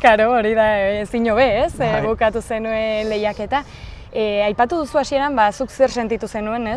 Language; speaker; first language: Basque; native; Basque